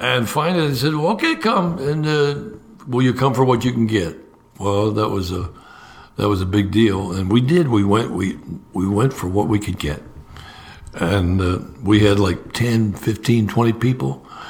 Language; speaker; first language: English; native; English